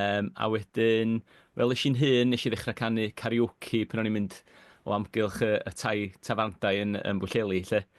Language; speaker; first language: Welsh; native; Welsh